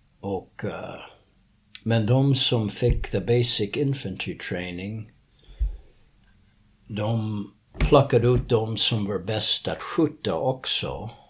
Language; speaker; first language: Swedish; early bilingual, heritage; English